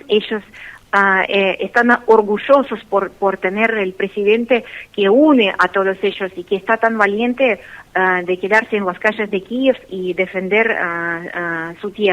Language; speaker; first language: Spanish; non-native, fluent; Russian